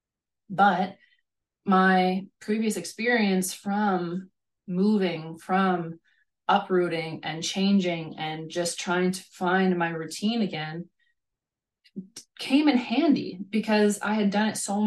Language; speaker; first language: English; native; English